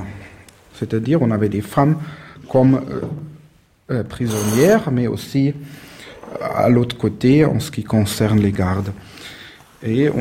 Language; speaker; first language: French; non-native, fluent; German